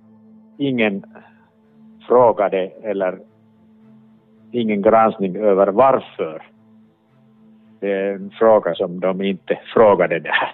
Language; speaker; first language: Swedish; non-native, local second language; Finnish